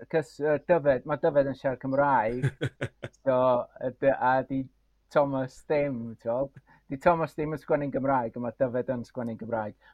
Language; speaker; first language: Welsh; native; Welsh